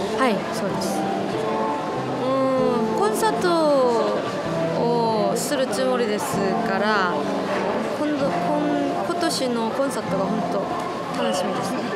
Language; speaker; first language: Japanese; non-native, learner; Korean